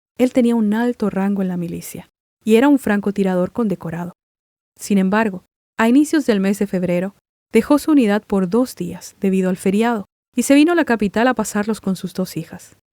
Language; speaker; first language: Spanish; non-native, local second language; Guarani